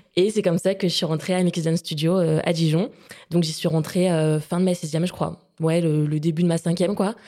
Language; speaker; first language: French; native; French